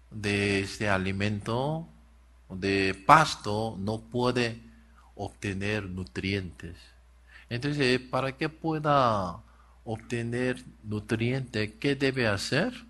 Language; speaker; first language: Spanish; non-native, learner; Korean